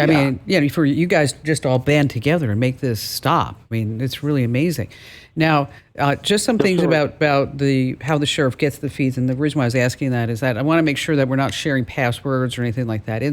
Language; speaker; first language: English; native; English